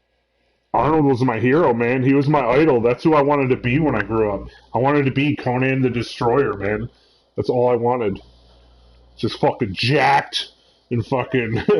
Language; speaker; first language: English; native; English